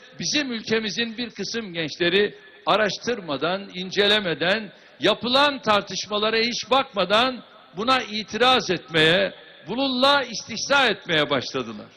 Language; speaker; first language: Turkish; native; Turkish